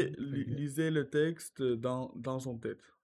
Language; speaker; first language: French; non-native, learner; Russian